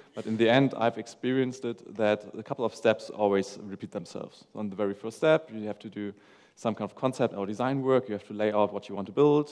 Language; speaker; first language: English; non-native, fluent; German